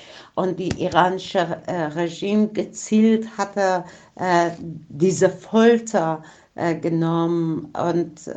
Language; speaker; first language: German; non-native, fluent; Persian